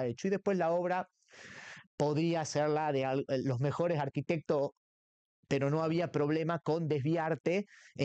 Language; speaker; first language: Spanish; native; Spanish